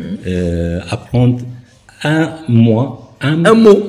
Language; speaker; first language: French; non-native, learner; Persian